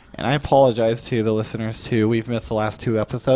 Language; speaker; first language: English; native; English